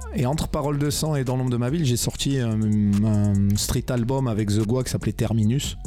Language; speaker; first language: French; native; French